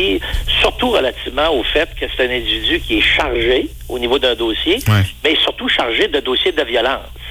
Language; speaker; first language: French; native; French